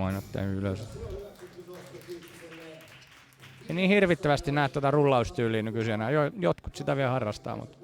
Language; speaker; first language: Finnish; native; Finnish